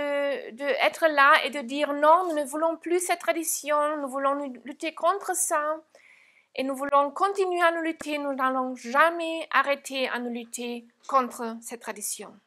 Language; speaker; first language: French; non-native, fluent; German